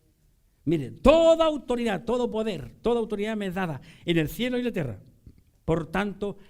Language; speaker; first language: Spanish; native; Spanish